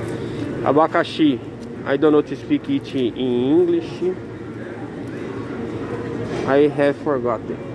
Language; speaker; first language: English; non-native, learner; Portuguese